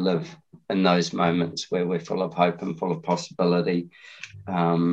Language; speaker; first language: English; native; English